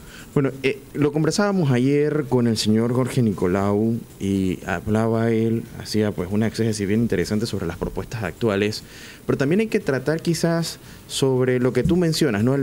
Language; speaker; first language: Spanish; native; Spanish